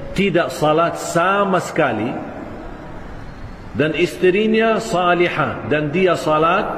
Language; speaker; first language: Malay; non-native, fluent; Arabic